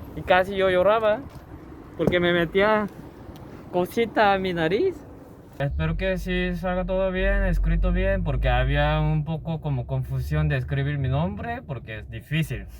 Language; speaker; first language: Spanish; non-native, fluent; Korean